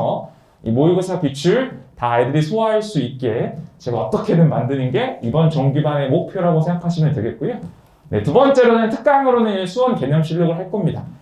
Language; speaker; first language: Korean; native; Korean